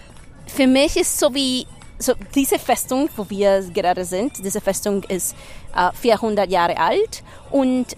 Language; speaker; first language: German; non-native, fluent; Spanish